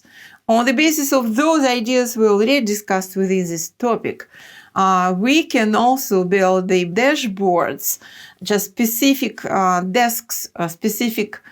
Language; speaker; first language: English; non-native, fluent; Russian